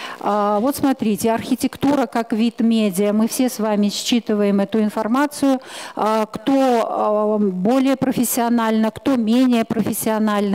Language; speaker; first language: Russian; native; Russian